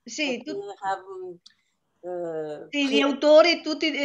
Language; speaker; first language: Italian; native; Italian